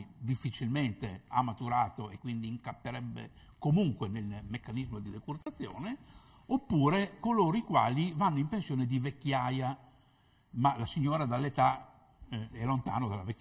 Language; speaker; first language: Italian; native; Italian